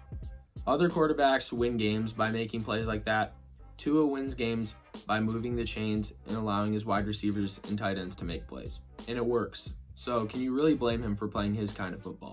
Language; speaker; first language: English; native; English